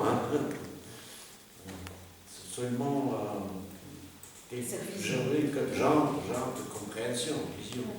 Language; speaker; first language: French; non-native, fluent; Russian